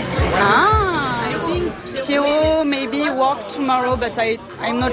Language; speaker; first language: English; non-native, learner; French